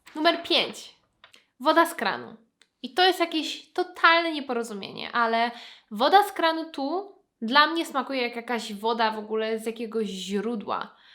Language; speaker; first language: Polish; native; Polish